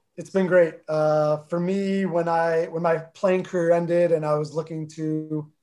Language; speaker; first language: English; early bilingual, other home language; Armenian